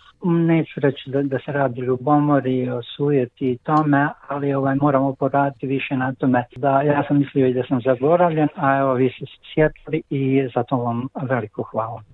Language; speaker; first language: Croatian; native; Croatian